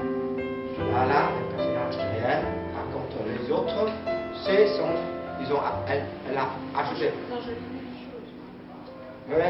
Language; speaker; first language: French; non-native, learner; Vietnamese